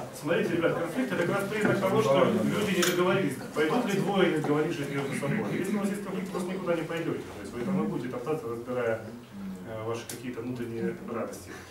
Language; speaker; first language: Russian; native; Russian